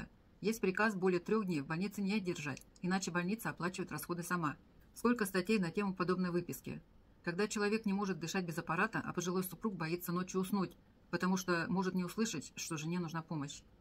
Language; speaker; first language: Russian; native; Russian